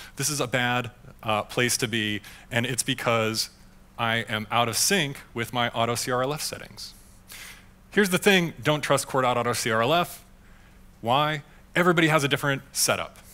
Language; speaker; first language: English; native; English